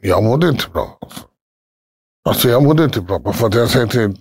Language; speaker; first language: Swedish; early bilingual, other home language; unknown